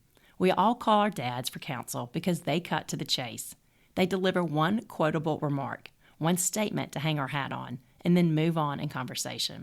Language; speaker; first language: English; native; English